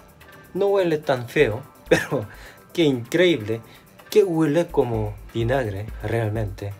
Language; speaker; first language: Spanish; non-native, fluent; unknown